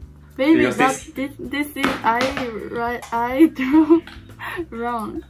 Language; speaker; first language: English; non-native, learner; Korean